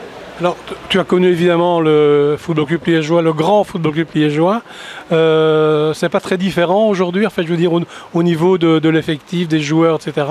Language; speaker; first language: French; native; French